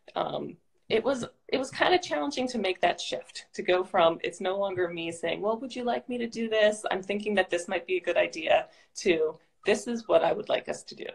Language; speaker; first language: English; native; English